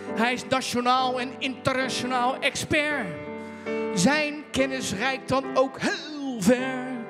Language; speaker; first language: Dutch; native; Dutch